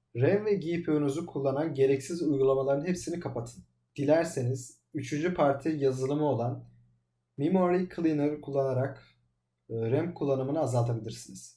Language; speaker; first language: Turkish; native; Turkish